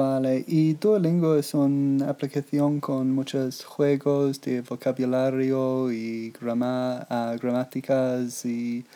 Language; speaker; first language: Spanish; non-native, learner; English